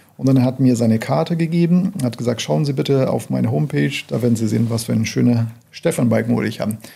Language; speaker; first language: German; non-native, fluent; Portuguese